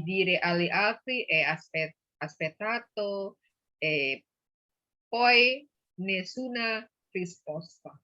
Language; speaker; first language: Italian; non-native, learner; Indonesian